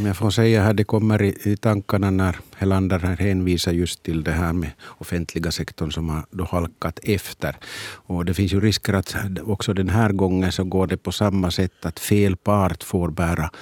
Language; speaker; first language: Swedish; native; Swedish